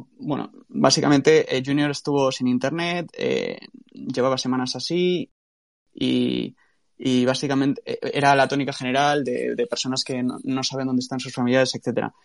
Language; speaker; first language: Spanish; native; Spanish